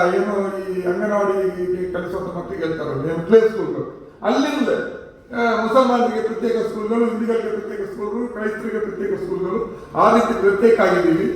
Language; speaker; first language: Kannada; non-native, local second language; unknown